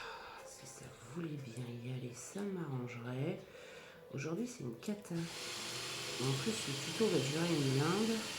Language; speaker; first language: French; native; French